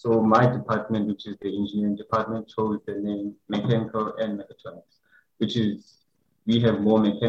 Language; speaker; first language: English; non-native, local second language; Xhosa